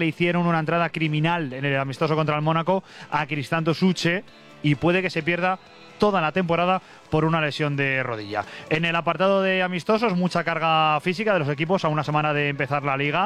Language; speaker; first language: Spanish; native; Spanish